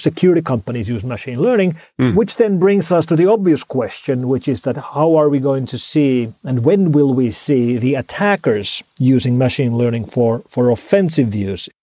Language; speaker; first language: English; non-native, fluent; Finnish